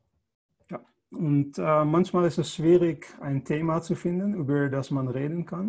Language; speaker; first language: German; non-native, fluent; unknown